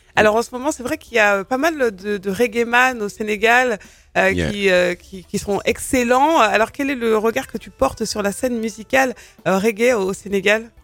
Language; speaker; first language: French; native; French